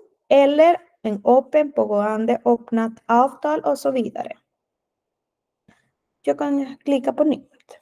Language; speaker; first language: Swedish; non-native, fluent; Spanish